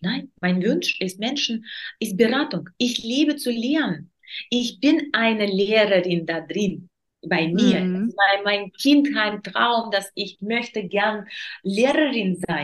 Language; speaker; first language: German; non-native, learner; Russian